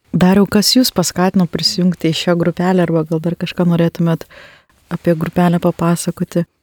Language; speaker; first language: Lithuanian; native; Lithuanian